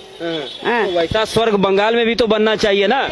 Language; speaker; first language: Hindi; native; Hindi